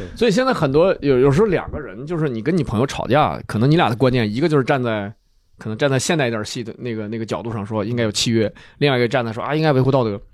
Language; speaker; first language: Chinese; native; Chinese